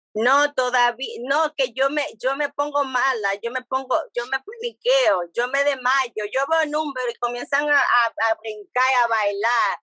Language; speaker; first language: Spanish; early bilingual, heritage; Spanish